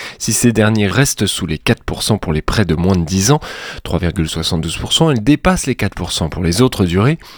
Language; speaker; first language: French; native; French